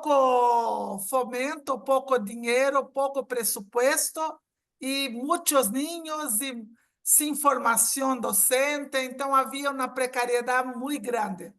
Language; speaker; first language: Portuguese; non-native, fluent; Spanish